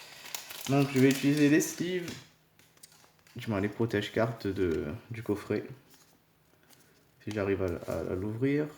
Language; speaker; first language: French; native; French